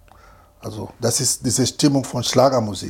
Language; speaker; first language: German; non-native, fluent; Lingala